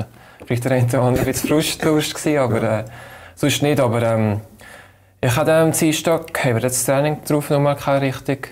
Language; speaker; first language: German; native; German